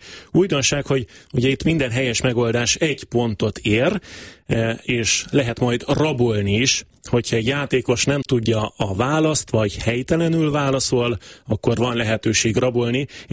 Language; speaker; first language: Hungarian; native; Hungarian